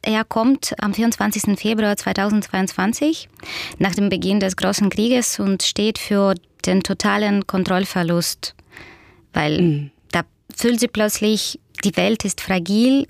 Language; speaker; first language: German; non-native, fluent; Russian